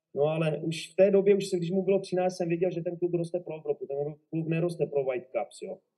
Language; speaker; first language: Czech; native; Czech